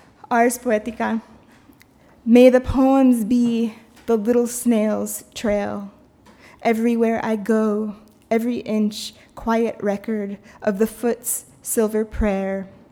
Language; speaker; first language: English; native; English